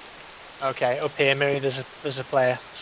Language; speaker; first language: English; native; English